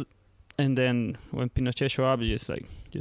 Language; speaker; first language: English; non-native, learner; Spanish